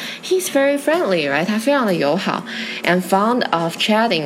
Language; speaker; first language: English; non-native, fluent; Chinese